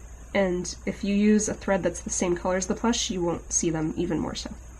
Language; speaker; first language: English; native; English